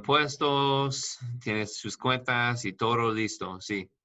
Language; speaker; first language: Spanish; non-native, learner; English